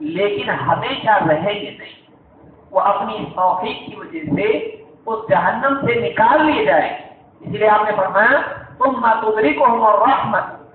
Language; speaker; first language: Urdu; native; Urdu